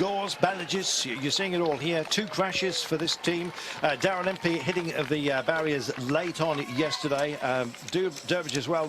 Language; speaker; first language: English; native; English